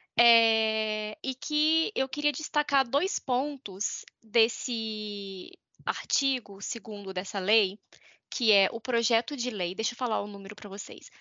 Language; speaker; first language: Portuguese; native; Portuguese